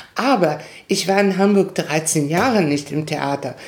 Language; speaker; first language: German; non-native, fluent; Spanish